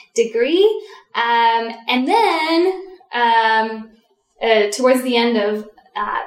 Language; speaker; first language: English; early bilingual, other home language; Russian